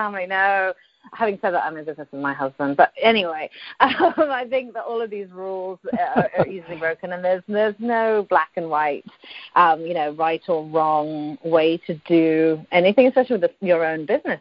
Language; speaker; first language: English; native; English